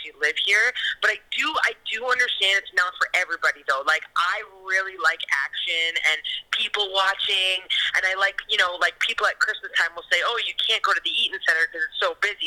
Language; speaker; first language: English; native; English